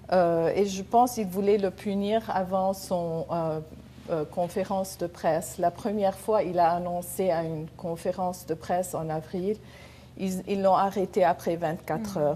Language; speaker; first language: French; non-native, local second language; Arabic